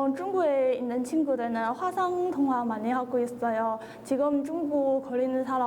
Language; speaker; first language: Korean; non-native, fluent; Chinese